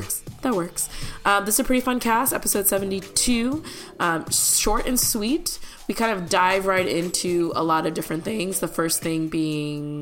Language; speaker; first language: English; early bilingual, other home language; Malayalam